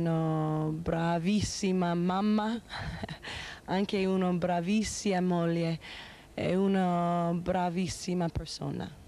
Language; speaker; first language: Italian; non-native, learner; English